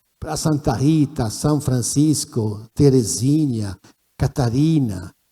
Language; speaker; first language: Portuguese; non-native, fluent; Italian